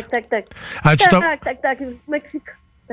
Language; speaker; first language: Polish; non-native, learner; Spanish